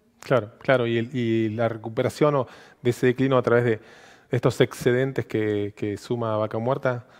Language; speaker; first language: Spanish; native; Spanish